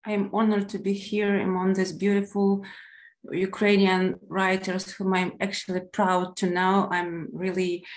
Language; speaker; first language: English; non-native, fluent; Ukrainian